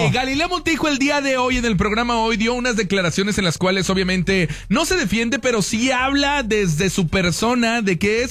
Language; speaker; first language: Spanish; native; Spanish